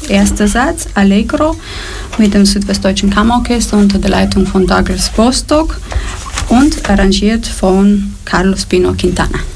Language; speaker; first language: German; non-native, fluent; Romanian